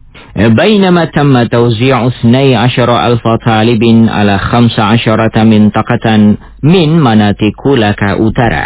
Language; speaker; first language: Arabic; non-native, fluent; Indonesian